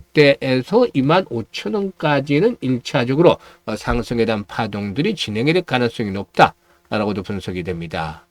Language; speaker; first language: Korean; native; Korean